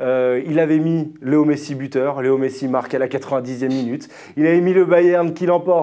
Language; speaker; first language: French; native; French